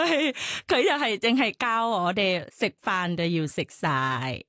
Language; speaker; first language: Cantonese; non-native, learner; Thai